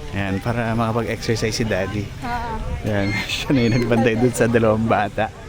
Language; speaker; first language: Filipino; native; Filipino